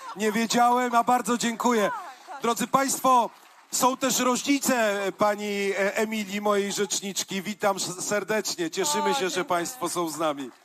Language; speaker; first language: Polish; native; Polish